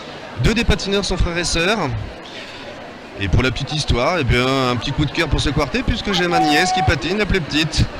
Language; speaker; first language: French; native; French